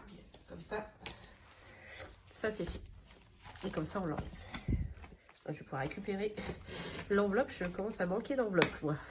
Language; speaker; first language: French; native; French